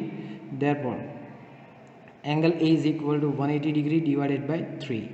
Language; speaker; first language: Hindi; native; Hindi